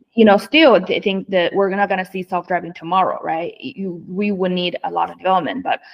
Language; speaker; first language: English; non-native, fluent; Chinese